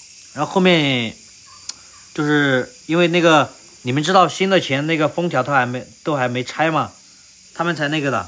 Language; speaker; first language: Chinese; native; Chinese